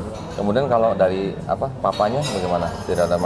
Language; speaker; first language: Indonesian; native; Indonesian